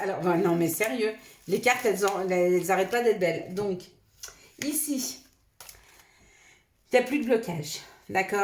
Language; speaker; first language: French; native; French